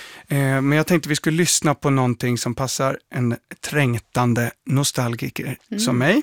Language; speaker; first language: Swedish; native; Swedish